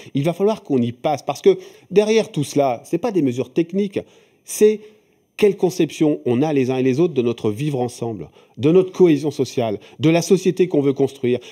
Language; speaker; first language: French; native; French